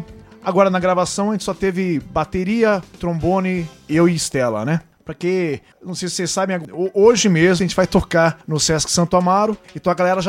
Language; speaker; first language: Portuguese; native; Portuguese